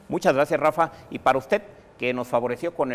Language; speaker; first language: Spanish; native; Spanish